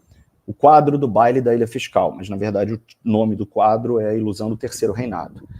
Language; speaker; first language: Portuguese; native; Portuguese